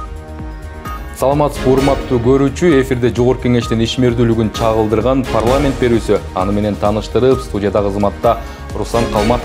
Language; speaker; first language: Kyrgyz; native; Kyrgyz